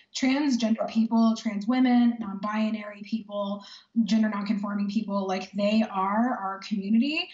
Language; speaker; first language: English; native; English